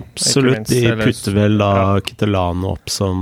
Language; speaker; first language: Norwegian; native; Norwegian